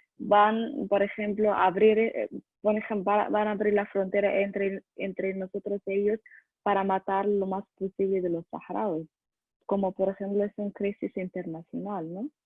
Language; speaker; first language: Spanish; non-native, learner; Arabic